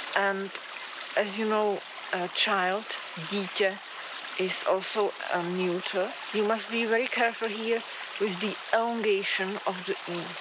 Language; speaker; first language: English; non-native, fluent; Czech